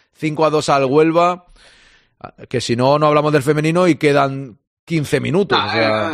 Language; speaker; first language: Spanish; native; Spanish